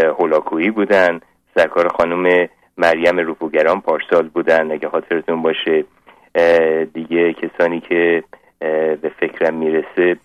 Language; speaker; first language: Persian; native; Persian